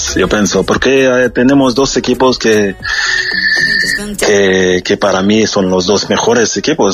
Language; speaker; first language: Spanish; non-native, fluent; French